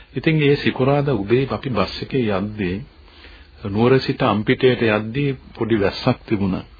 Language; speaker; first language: Sinhala; native; Sinhala